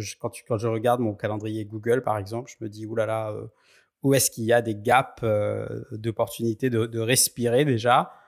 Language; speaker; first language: French; native; French